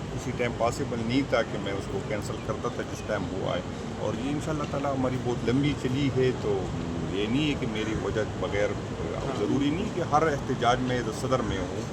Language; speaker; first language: Urdu; non-native, local second language; Pashto